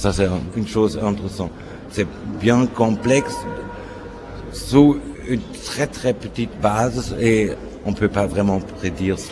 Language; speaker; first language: French; non-native, fluent; German